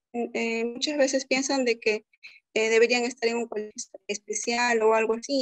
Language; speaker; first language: Spanish; native; Spanish